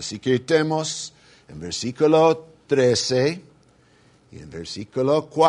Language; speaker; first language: Spanish; non-native, fluent; English